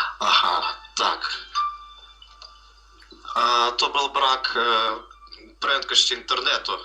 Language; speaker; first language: Polish; non-native, learner; Russian